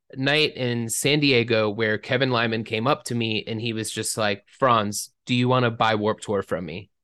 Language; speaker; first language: English; native; English